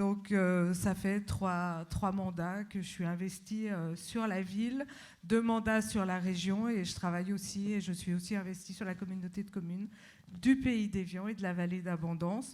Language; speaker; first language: French; native; French